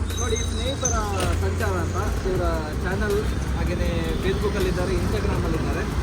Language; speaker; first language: Kannada; non-native, local second language; Tulu